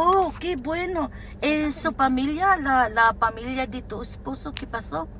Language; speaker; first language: Spanish; non-native, learner; Waray